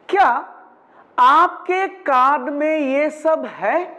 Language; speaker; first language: Hindi; non-native, local second language; Malayalam